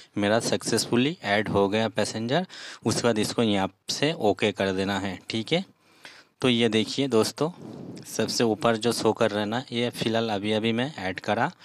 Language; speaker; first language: Hindi; native; Hindi